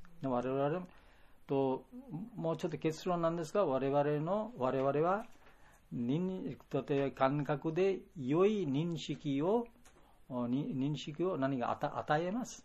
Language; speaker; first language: Japanese; non-native, fluent; Bangla